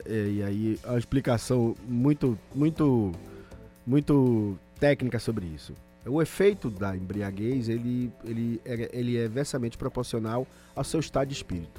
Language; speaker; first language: Portuguese; native; Portuguese